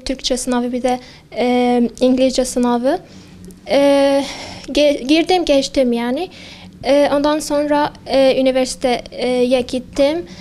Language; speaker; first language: Turkish; non-native, fluent; Kurdish